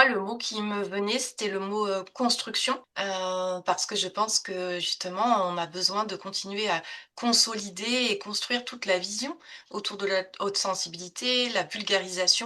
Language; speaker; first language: French; native; French